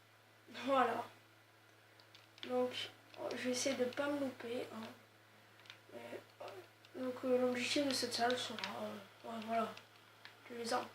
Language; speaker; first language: French; native; French